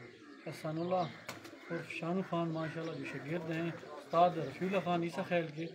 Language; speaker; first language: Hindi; non-native, local second language; Punjabi